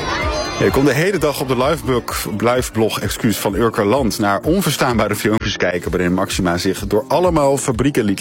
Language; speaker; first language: Dutch; native; Dutch